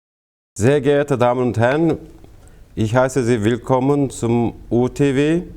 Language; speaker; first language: German; non-native, fluent; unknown